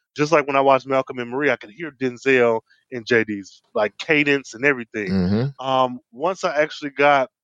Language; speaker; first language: English; native; English